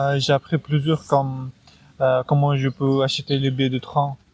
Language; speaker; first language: French; non-native, learner; Persian